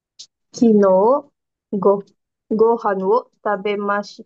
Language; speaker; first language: Japanese; non-native, learner; Malay